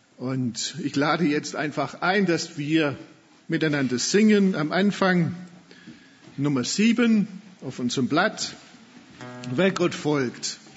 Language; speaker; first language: German; non-native, fluent; English